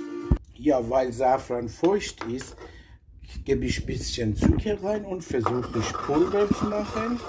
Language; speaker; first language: German; non-native, learner; Persian